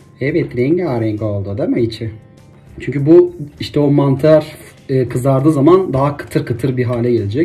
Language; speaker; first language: Turkish; native; Turkish